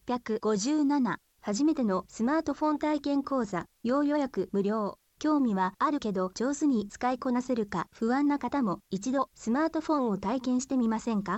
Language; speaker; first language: Japanese; native; Japanese